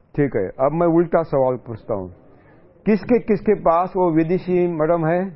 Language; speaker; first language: Hindi; non-native, local second language; Marathi